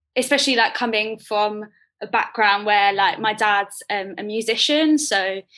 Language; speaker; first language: English; native; English